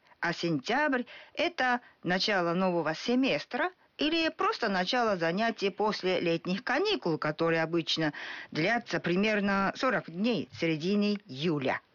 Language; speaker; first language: Russian; non-native, fluent; Japanese